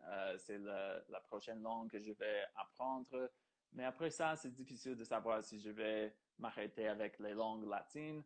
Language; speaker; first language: French; non-native, fluent; English